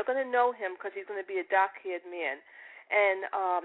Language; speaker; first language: English; early bilingual, other home language; Italian